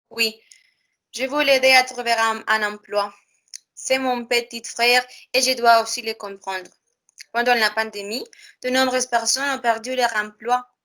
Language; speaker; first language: French; non-native, learner; Spanish